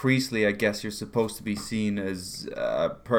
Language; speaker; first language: English; native; English